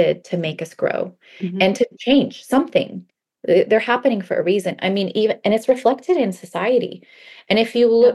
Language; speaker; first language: English; early bilingual, other home language; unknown